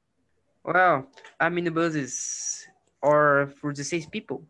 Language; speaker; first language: English; non-native, learner; Portuguese